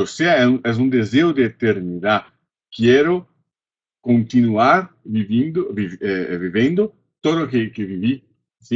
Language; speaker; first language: Spanish; non-native, fluent; Portuguese